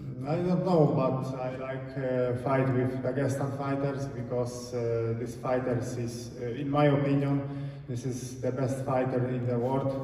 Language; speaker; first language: English; non-native, learner; Polish